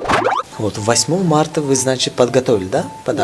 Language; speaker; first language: Russian; non-native, local second language; Tajik